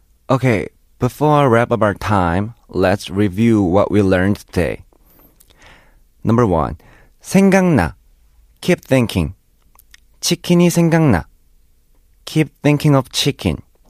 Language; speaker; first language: English; non-native, fluent; Korean